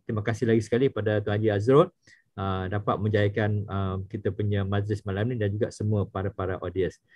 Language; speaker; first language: Malay; native; Malay